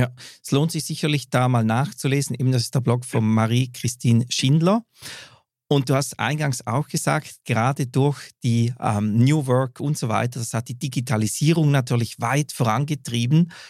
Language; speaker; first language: German; native; German